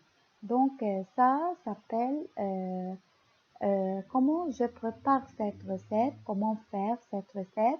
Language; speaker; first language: French; non-native, local second language; Arabic